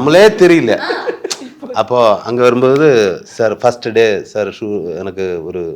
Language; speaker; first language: Tamil; non-native, learner; Malayalam